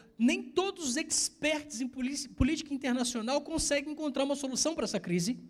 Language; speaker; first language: Portuguese; native; Portuguese